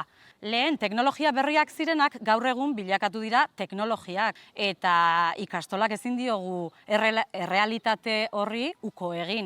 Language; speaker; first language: Basque; native; Basque